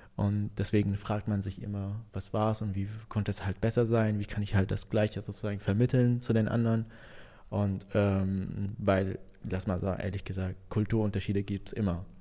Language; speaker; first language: German; non-native, fluent; Arabic